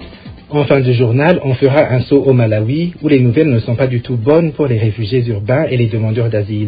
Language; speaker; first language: French; non-native, local second language; Rundi